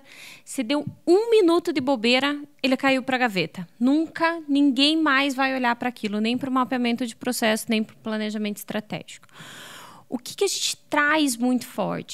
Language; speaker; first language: Portuguese; native; Portuguese